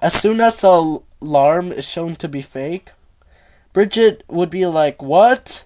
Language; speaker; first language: English; native; English